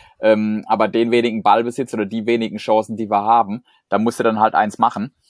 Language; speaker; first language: German; native; German